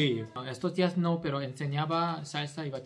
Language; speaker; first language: Spanish; non-native, fluent; Korean